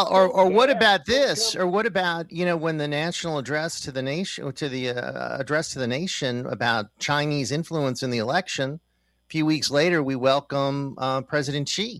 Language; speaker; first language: English; native; English